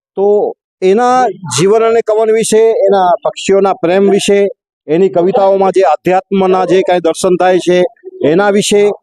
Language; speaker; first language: Gujarati; non-native, local second language; Kachhi